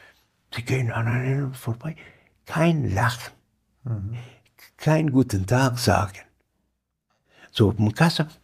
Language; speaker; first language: German; non-native, fluent; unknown